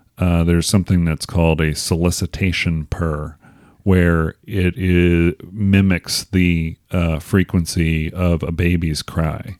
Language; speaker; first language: English; native; English